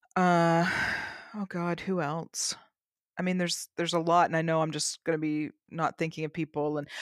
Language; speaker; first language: English; native; English